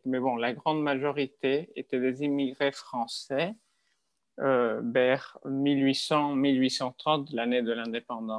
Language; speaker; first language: French; non-native, fluent; Spanish